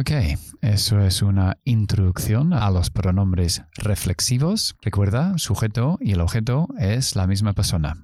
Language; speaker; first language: Spanish; non-native, fluent; English